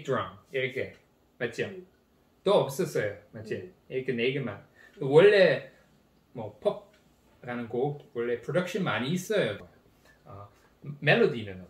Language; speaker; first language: Korean; non-native, learner; Dutch